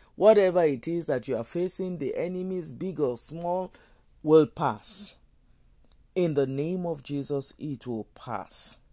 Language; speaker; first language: English; non-native, local second language; Yoruba